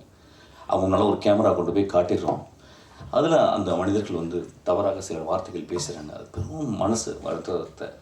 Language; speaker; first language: Tamil; native; Tamil